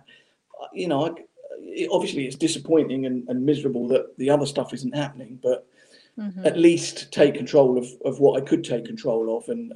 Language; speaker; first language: English; native; English